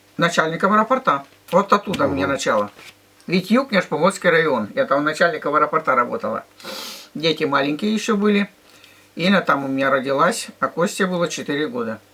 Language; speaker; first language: Russian; native; Russian